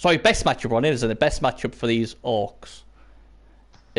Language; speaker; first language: English; native; English